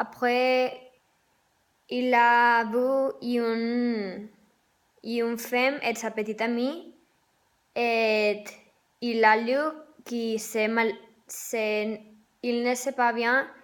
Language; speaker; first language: French; non-native, learner; Spanish